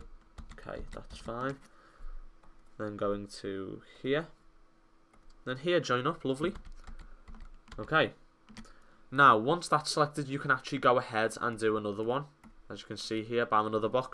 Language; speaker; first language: English; native; English